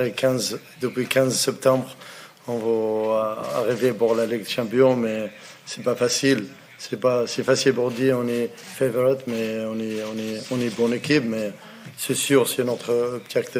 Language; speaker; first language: French; non-native, fluent; Arabic